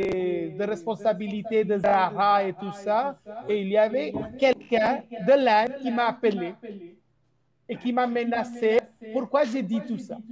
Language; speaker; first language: French; non-native, fluent; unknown